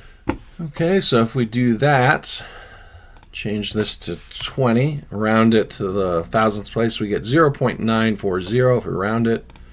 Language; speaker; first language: English; native; English